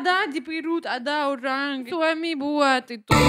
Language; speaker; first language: Indonesian; non-native, learner; Russian